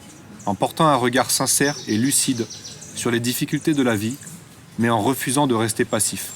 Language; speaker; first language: French; native; French